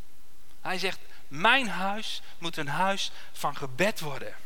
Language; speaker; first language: Dutch; native; Dutch